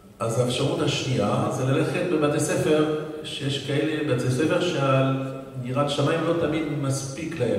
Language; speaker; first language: Hebrew; non-native, fluent; French